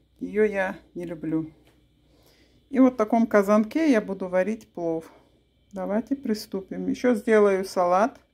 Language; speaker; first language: Russian; non-native, local second language; Avaric